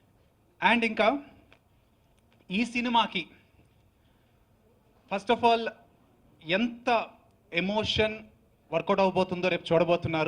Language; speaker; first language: Telugu; native; Telugu